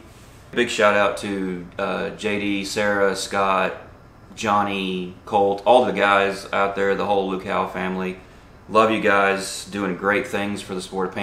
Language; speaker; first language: English; native; English